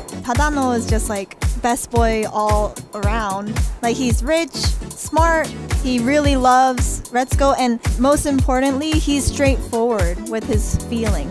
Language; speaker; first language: English; native; English